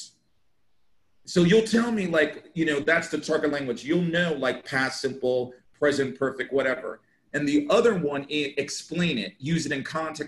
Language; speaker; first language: English; native; English